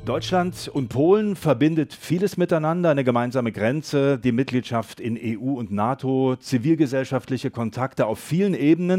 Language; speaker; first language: German; native; German